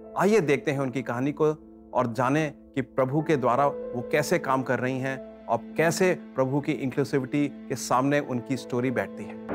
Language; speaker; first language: Hindi; native; Hindi